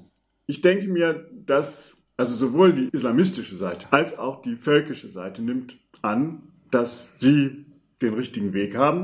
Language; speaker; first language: German; native; German